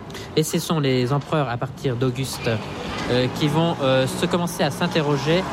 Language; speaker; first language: French; native; French